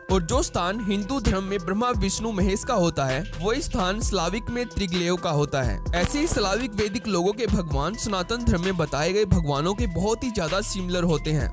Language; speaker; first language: Hindi; native; Hindi